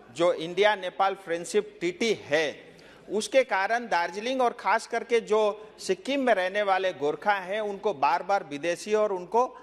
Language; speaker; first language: Hindi; non-native, local second language; Nepali